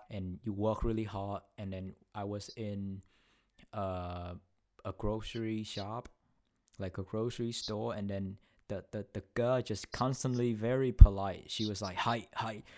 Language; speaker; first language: English; non-native, fluent; Vietnamese